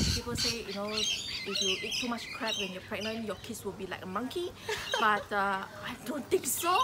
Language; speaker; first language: English; non-native, local second language; Min Nan Chinese